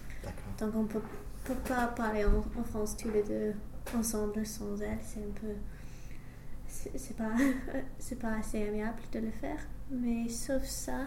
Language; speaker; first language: French; non-native, learner; English